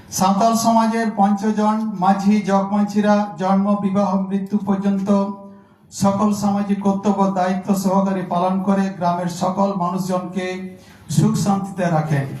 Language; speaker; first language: Bangla; non-native, local second language; Santali